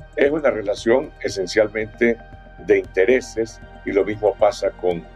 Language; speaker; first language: Spanish; native; Spanish